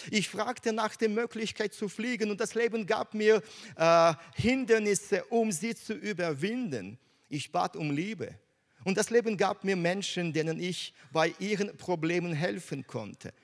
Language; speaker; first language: German; non-native, fluent; Russian